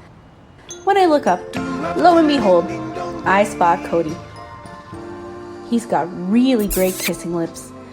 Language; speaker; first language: English; native; English